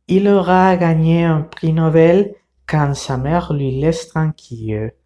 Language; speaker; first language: French; non-native, fluent; Spanish